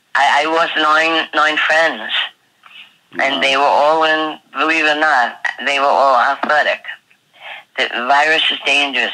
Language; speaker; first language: English; native; English